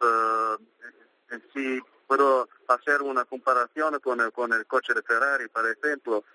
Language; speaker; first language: Spanish; non-native, learner; Italian